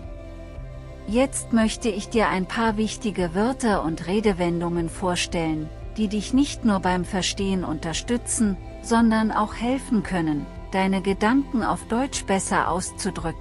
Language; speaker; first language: German; native; German